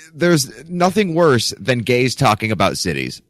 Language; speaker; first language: English; native; English